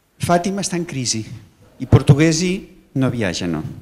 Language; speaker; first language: Italian; non-native, learner; Spanish